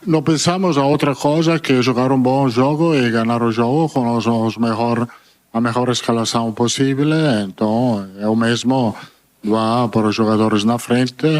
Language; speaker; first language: Portuguese; non-native, fluent; Italian